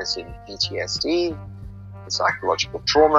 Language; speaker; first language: English; native; English